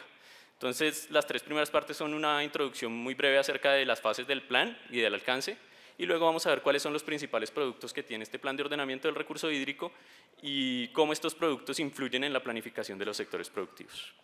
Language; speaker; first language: Spanish; native; Spanish